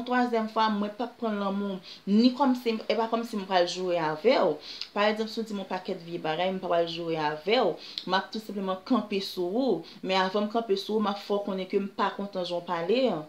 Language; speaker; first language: French; non-native, learner; Haitian Creole